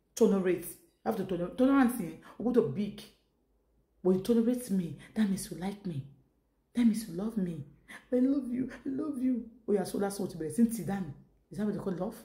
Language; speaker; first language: English; non-native, local second language; Yoruba